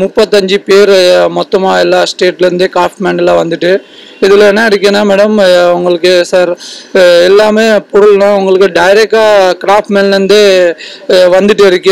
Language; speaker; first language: Tamil; non-native, fluent; Bangla